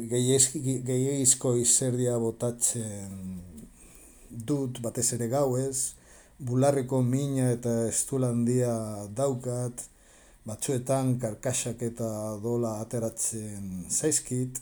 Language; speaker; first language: Basque; non-native, learner; Spanish